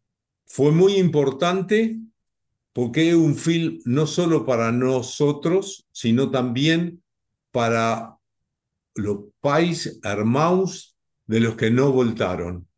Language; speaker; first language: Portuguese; non-native, learner; Spanish